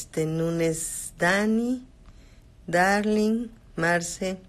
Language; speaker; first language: Spanish; native; Spanish